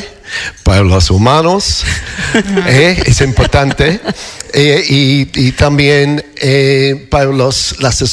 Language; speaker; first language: Spanish; non-native, learner; English